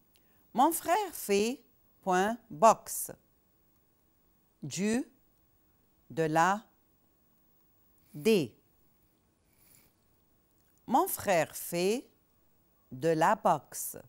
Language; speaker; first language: French; non-native, fluent; Arabic